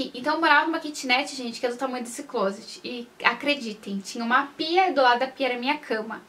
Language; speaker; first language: Portuguese; native; Portuguese